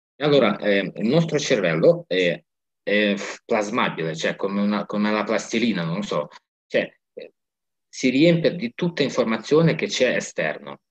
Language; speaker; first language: Italian; non-native, fluent; Ukrainian